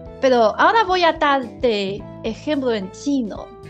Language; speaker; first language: Spanish; non-native, learner; Chinese